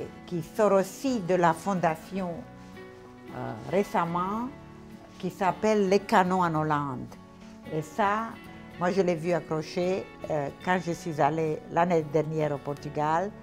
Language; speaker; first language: French; non-native, fluent; Portuguese